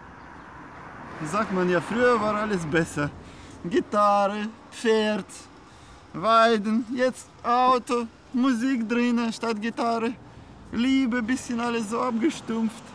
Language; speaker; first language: German; non-native, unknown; Russian